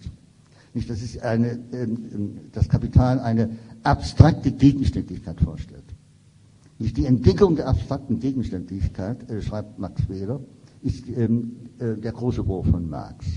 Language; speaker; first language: German; native; German